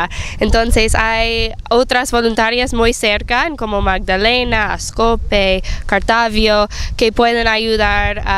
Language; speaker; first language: Spanish; non-native, fluent; English